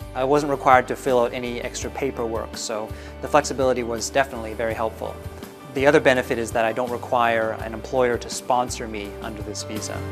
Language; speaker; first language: English; native; English